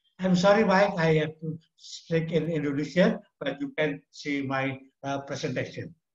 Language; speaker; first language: English; non-native, learner; Indonesian